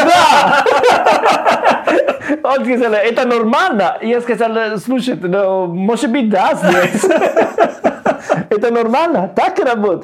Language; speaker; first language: Russian; non-native, learner; Italian